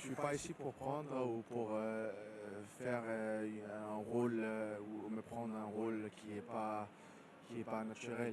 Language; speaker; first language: French; non-native, fluent; Danish